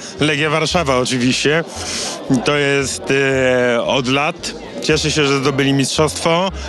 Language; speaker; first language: Polish; native; Polish